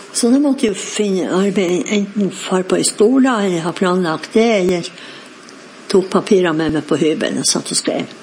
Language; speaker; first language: Norwegian; native; Norwegian